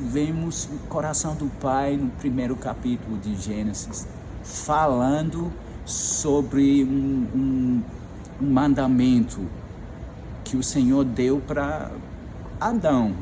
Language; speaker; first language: Portuguese; non-native, fluent; English